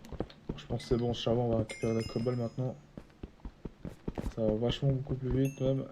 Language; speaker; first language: French; native; French